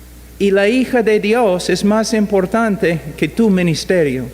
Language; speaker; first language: Spanish; non-native, fluent; English